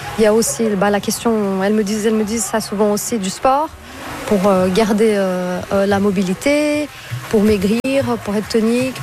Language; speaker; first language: French; non-native, fluent; Portuguese